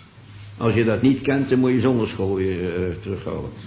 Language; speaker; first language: Dutch; native; Dutch